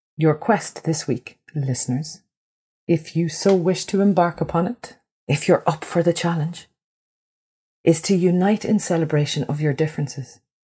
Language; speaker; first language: English; native; English